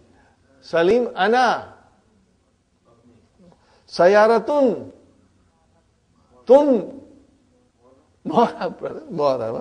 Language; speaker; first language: Arabic; non-native, learner; Urdu